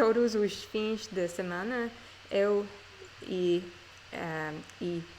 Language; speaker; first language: Portuguese; non-native, learner; English